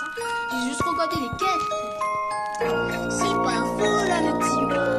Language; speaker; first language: French; native; French